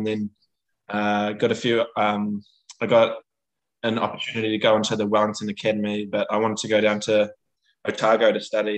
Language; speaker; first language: English; native; English